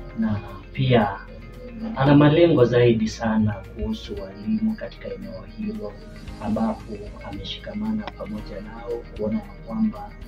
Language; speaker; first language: Swahili; non-native, local second language; Luyia